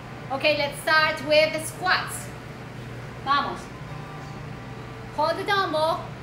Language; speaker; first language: English; non-native, fluent; Spanish